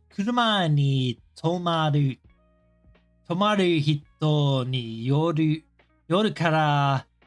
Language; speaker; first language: Japanese; non-native, learner; English